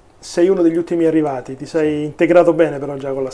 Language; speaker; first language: Italian; native; Italian